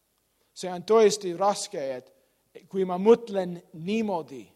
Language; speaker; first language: Estonian; non-native, learner; English